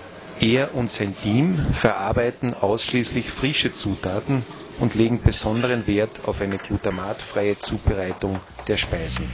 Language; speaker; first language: German; native; German